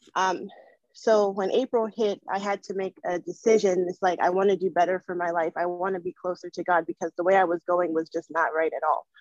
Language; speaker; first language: English; early bilingual, other home language; Wolof